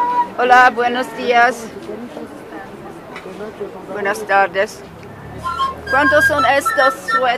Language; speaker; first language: Spanish; non-native, learner; English